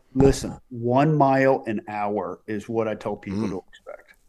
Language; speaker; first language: English; native; English